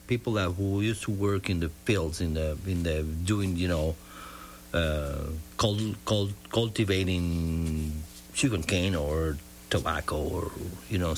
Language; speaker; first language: English; non-native, fluent; Spanish